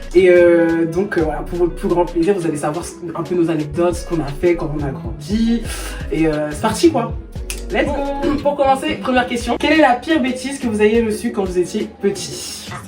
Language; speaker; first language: French; early bilingual, other home language; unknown